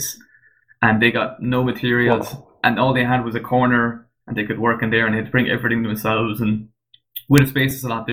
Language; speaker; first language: English; native; English